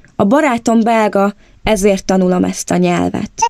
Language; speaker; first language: Hungarian; non-native, learner; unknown